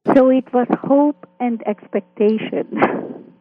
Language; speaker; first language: English; early bilingual, other home language; Hungarian